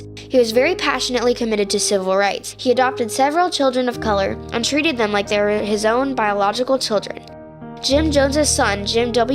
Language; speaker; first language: English; native; English